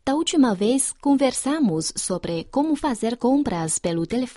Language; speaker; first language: Portuguese; non-native, fluent; Chinese